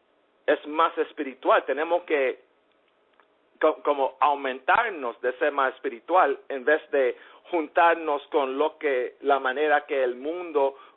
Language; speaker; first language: Spanish; early bilingual, heritage; English